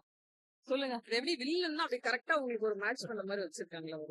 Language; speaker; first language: Tamil; native; Tamil